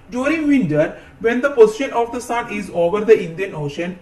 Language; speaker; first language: English; non-native, local second language; Malayalam